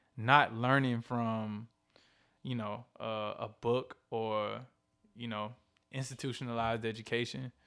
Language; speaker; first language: English; native; English